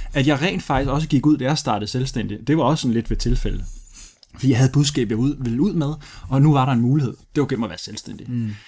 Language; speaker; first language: Danish; early bilingual, other home language; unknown